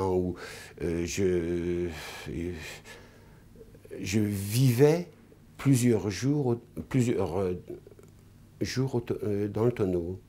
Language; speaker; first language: French; non-native, fluent; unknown